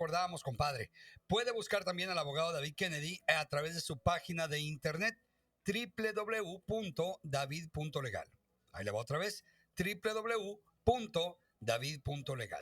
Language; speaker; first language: Spanish; native; Spanish